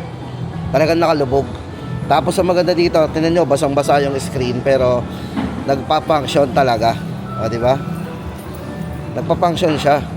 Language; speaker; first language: Filipino; native; Filipino